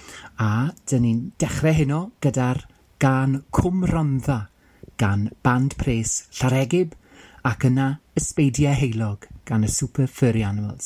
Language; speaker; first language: Welsh; native; Welsh